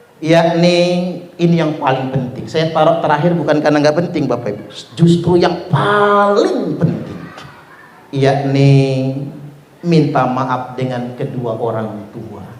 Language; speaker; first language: Indonesian; non-native, local second language; Malay